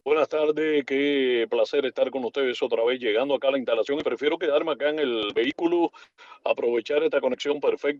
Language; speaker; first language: Spanish; native; Spanish